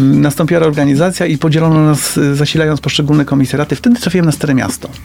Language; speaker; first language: Polish; native; Polish